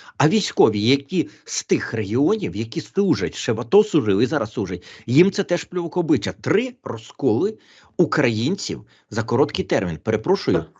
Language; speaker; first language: Ukrainian; native; Ukrainian